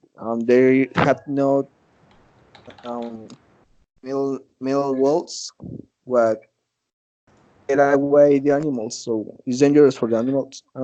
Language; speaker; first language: English; non-native, learner; Spanish